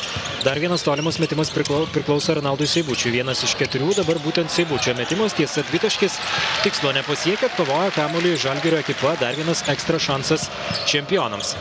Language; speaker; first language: Lithuanian; native; Lithuanian